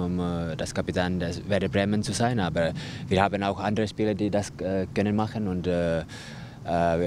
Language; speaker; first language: German; non-native, fluent; Finnish